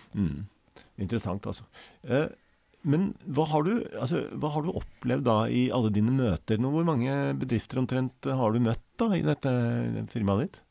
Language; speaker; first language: Norwegian; native; Norwegian